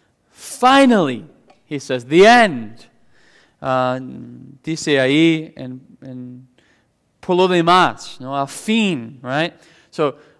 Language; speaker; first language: Spanish; non-native, fluent; English